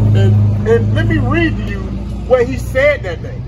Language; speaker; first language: English; native; English